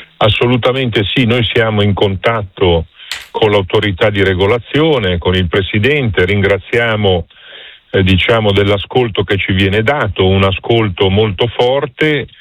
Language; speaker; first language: Italian; native; Italian